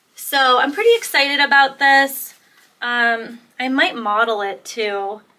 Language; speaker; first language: English; native; English